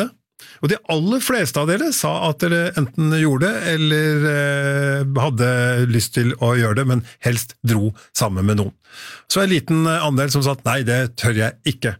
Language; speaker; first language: Norwegian; native; Norwegian